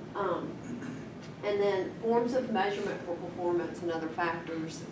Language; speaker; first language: English; native; English